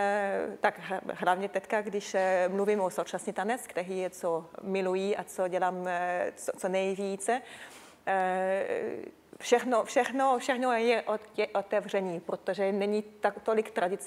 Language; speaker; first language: Czech; non-native, learner; French